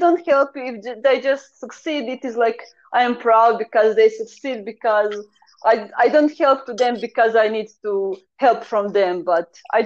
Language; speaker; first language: English; non-native, learner; Croatian